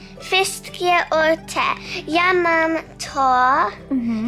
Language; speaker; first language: Polish; early bilingual, heritage; Polish